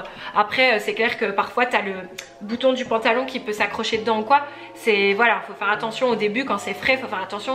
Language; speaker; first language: French; native; French